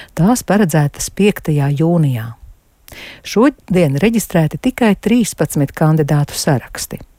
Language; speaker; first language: Latvian; native; Latvian